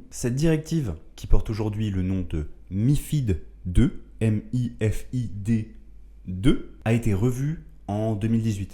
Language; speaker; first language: French; native; French